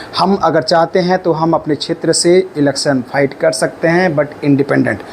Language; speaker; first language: Hindi; native; Hindi